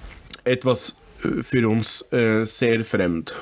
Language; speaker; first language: German; non-native, fluent; English